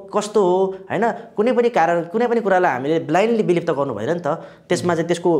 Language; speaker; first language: Nepali; non-native, local second language; Sherpa